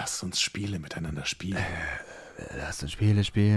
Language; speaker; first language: German; native; German